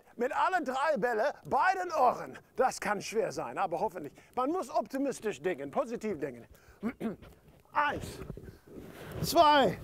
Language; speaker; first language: German; non-native, fluent; English